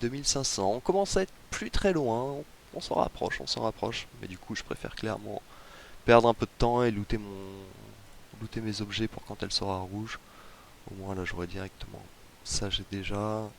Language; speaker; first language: French; native; French